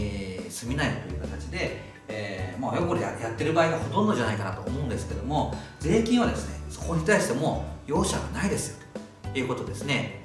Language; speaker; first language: Japanese; native; Japanese